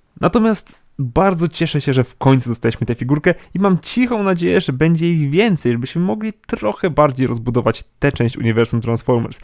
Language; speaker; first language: Polish; native; Polish